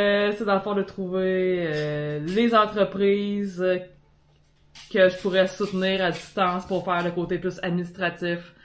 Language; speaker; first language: French; native; French